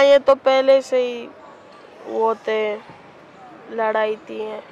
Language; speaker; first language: Hindi; early bilingual, other home language; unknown